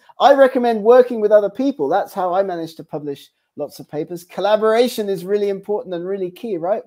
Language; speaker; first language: English; native; English